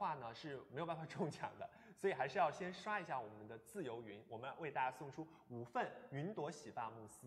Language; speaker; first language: Chinese; native; Chinese